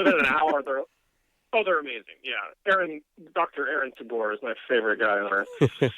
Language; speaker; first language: English; native; English